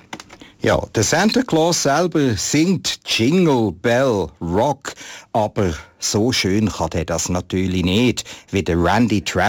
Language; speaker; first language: German; native; German